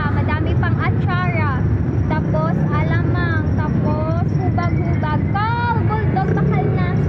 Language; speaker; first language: Filipino; non-native, local second language; Hiligaynon